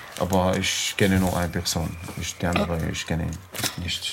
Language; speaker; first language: German; non-native, learner; Arabic